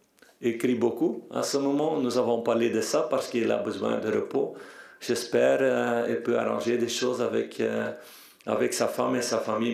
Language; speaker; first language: French; non-native, fluent; Dutch